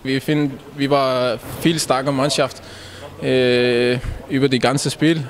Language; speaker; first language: German; non-native, learner; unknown